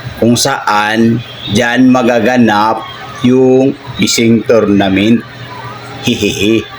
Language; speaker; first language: Filipino; non-native, local second language; Cebuano